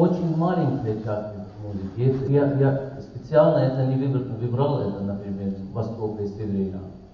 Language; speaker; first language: Russian; non-native, learner; Persian